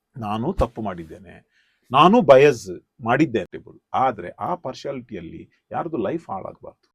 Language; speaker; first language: Kannada; non-native, local second language; Konkani